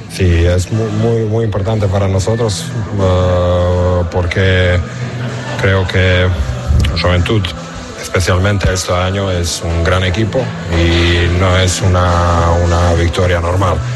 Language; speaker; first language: Spanish; non-native, fluent; English